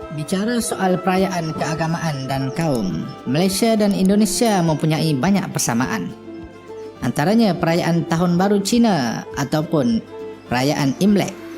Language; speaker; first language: Malay; native; Malay